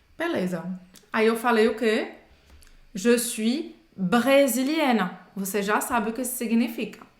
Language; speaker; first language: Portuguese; native; Portuguese